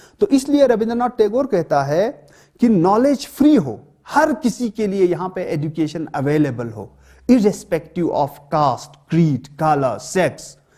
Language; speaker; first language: Hindi; non-native, local second language; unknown